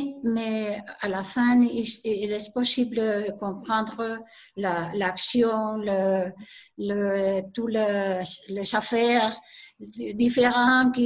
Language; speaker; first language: French; non-native, learner; Spanish